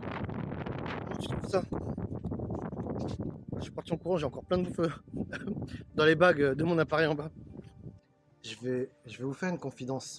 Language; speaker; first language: French; native; French